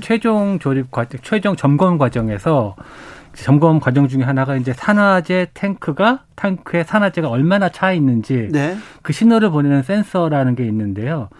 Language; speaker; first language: Korean; native; Korean